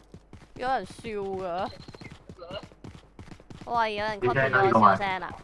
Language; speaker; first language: Chinese; native; Chinese